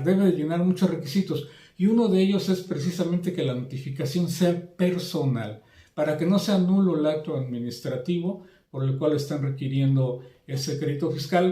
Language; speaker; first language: Spanish; native; Spanish